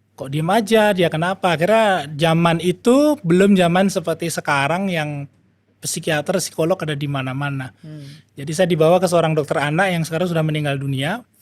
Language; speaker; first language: Indonesian; native; Indonesian